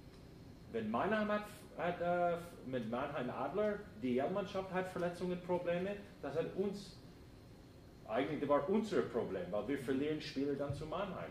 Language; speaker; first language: German; non-native, fluent; English